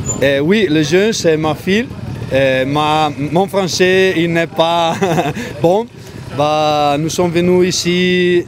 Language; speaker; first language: French; non-native, learner; Italian